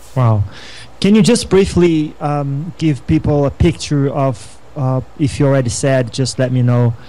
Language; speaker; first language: English; non-native, fluent; Portuguese